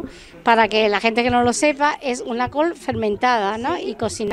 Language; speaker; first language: Spanish; native; Spanish